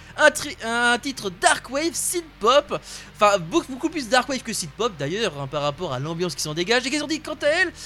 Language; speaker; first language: French; native; French